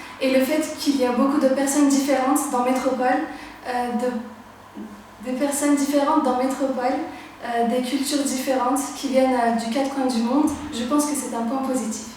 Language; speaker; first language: French; early bilingual, other home language; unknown